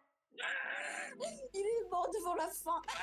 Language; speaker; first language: French; native; French